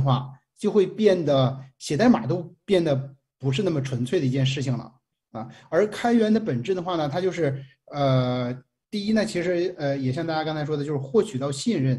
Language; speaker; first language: Chinese; native; Chinese